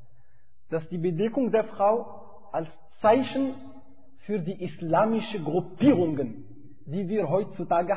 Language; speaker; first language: German; non-native, fluent; Arabic